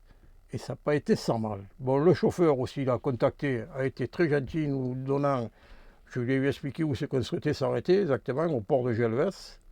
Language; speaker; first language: French; native; French